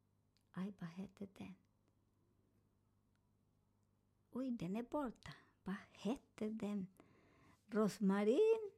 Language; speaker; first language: Swedish; non-native, learner; Spanish